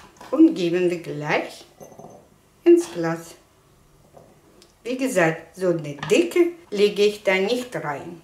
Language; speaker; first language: German; non-native, fluent; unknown